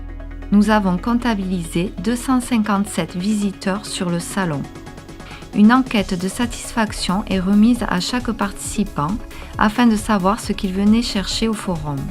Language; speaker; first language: French; native; French